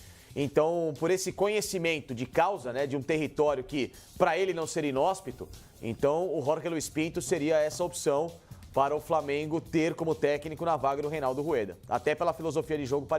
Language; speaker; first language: Portuguese; native; Portuguese